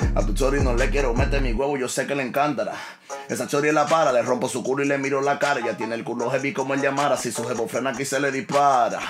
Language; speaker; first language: Spanish; early bilingual, heritage; Spanish